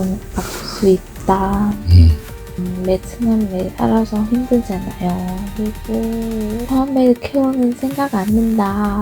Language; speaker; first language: Korean; non-native, learner; Vietnamese